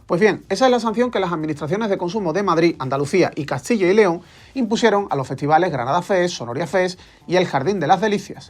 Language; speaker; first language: Spanish; native; Spanish